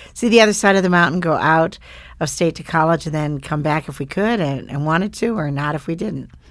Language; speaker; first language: English; native; English